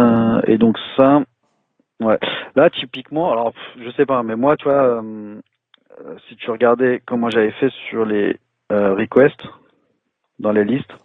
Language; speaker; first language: French; native; French